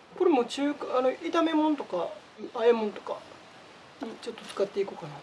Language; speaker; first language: Japanese; native; Japanese